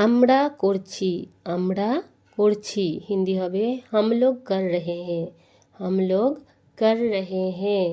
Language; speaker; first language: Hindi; non-native, fluent; Bangla